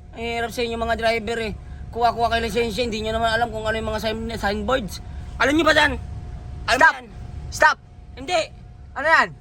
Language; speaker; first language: Filipino; native; Filipino